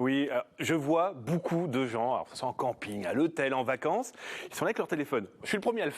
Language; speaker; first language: French; native; French